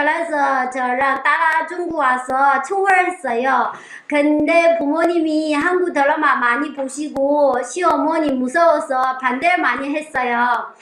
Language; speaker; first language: Korean; non-native, learner; Chinese